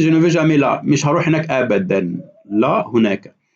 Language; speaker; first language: Arabic; native; Arabic